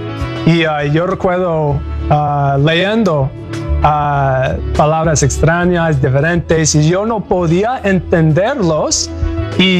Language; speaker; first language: Spanish; non-native, learner; English